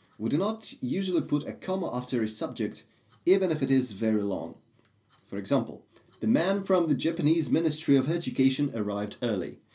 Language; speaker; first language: English; non-native, fluent; Russian